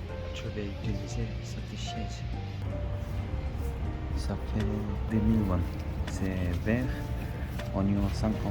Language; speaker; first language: French; non-native, learner; Korean